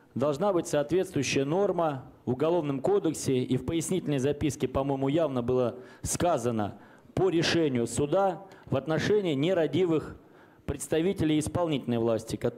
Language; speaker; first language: Russian; native; Russian